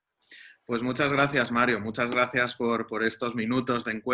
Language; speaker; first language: Spanish; native; Spanish